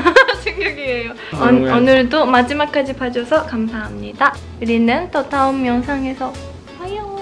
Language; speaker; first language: Korean; non-native, fluent; Japanese